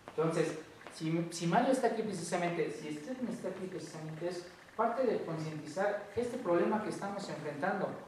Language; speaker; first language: Spanish; native; Spanish